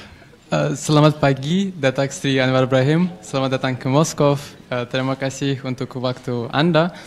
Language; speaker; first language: Indonesian; non-native, learner; Russian